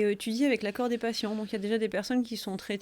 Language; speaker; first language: French; native; French